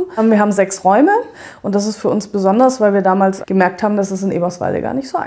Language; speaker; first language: German; native; German